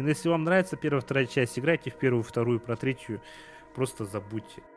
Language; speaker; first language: Russian; native; Russian